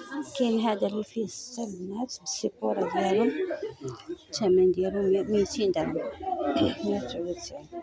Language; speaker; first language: Arabic; native; Arabic